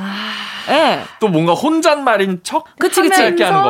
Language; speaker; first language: Korean; native; Korean